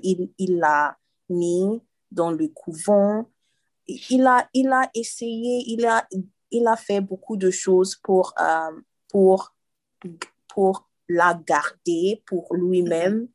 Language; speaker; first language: French; non-native, learner; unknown